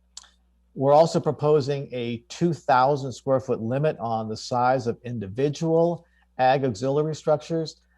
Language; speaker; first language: English; native; English